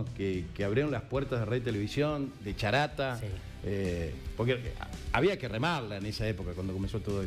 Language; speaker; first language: Spanish; native; Spanish